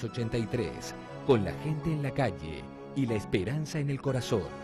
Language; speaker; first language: Spanish; native; Spanish